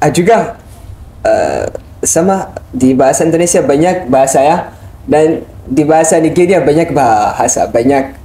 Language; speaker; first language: Indonesian; non-native, learner; Hausa